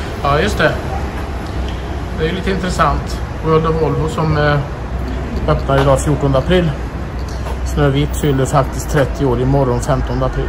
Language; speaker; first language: Swedish; native; Swedish